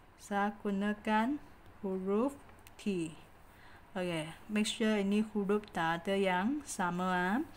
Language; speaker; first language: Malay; non-native, local second language; Chinese